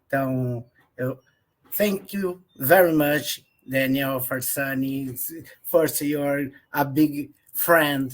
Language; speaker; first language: English; non-native, learner; Portuguese